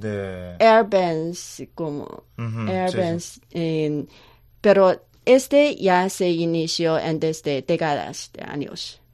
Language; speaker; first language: Spanish; non-native, learner; Chinese